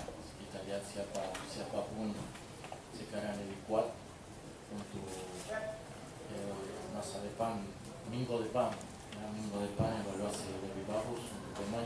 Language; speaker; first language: Indonesian; non-native, learner; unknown